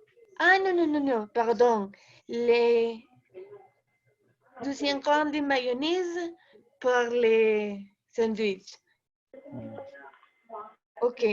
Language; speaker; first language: French; non-native, learner; Spanish